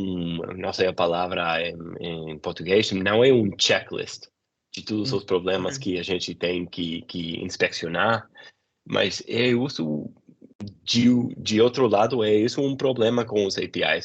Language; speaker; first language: Portuguese; non-native, fluent; English